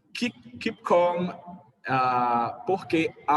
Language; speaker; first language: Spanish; non-native, fluent; Portuguese